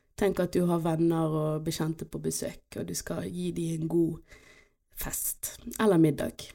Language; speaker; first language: Norwegian; early bilingual, other home language; Portuguese